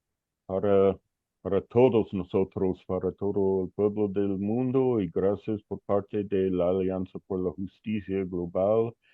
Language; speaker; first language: Spanish; non-native, fluent; English